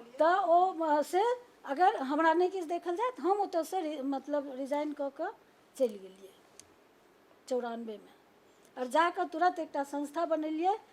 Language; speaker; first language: Maithili; native; Maithili